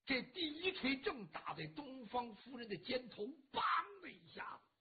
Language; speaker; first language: Chinese; native; Chinese